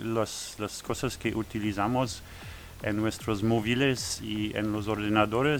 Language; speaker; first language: Spanish; non-native, learner; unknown